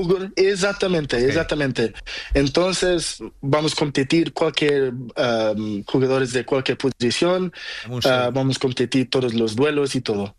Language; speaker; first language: Spanish; non-native, learner; Portuguese